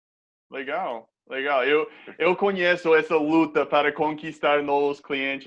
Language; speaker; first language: Portuguese; non-native, fluent; English